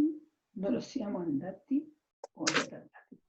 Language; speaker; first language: Italian; non-native, learner; Spanish